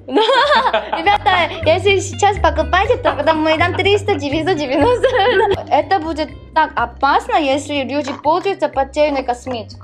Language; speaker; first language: Russian; non-native, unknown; Korean